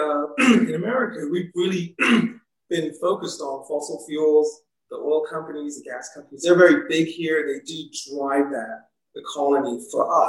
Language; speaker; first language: English; native; English